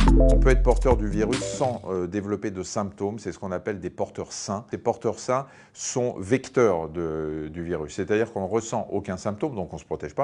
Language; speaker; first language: French; native; French